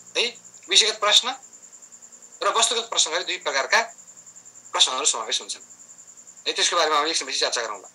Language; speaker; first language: Nepali; native; Nepali